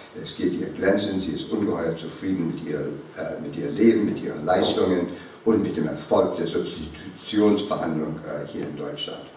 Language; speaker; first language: German; non-native, fluent; English